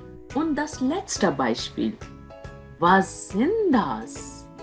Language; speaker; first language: German; non-native, fluent; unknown